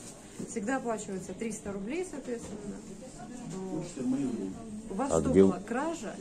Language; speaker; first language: Russian; native; Russian